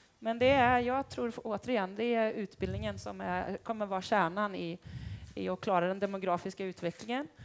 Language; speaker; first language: Swedish; native; Swedish